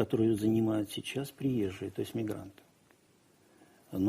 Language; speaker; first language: Russian; native; Russian